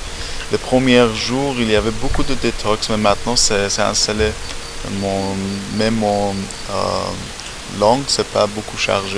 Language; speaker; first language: French; non-native, learner; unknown